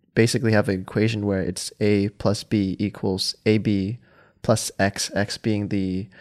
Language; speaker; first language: English; non-native, fluent; Thai